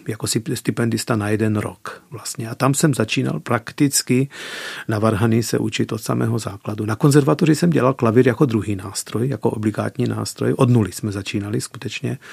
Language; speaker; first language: Czech; early bilingual, heritage; Czech